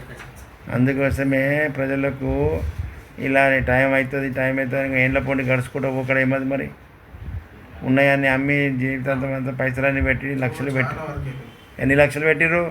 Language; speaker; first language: Telugu; native; Telugu